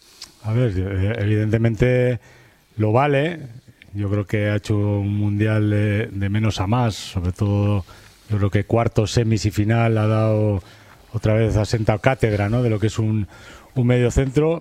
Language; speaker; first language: Spanish; native; Spanish